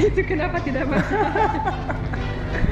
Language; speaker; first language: Indonesian; non-native, fluent; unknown